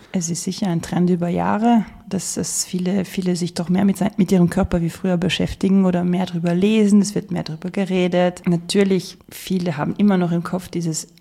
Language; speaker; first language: German; native; German